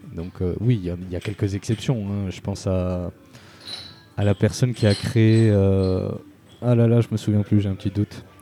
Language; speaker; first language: French; native; French